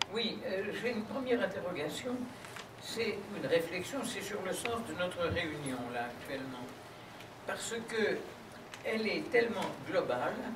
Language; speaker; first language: French; native; French